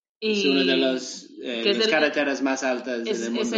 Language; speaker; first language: Spanish; non-native, learner; English